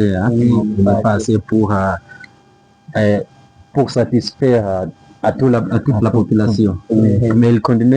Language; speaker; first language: French; non-native, learner; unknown